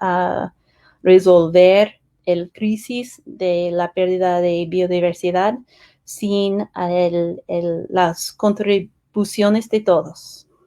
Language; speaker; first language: Spanish; non-native, fluent; English